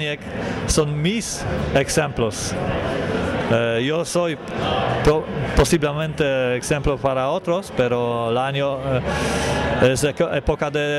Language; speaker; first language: Spanish; non-native, learner; Polish